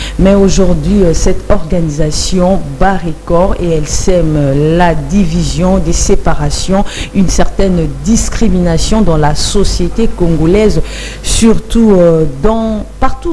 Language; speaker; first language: French; non-native, local second language; Lingala